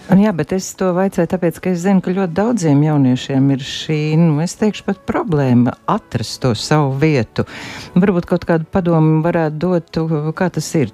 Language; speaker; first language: Latvian; native; Latvian